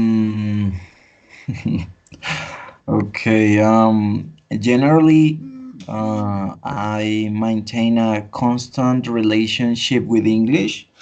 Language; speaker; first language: English; non-native, fluent; Spanish